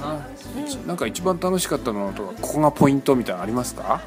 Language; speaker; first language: Japanese; native; Japanese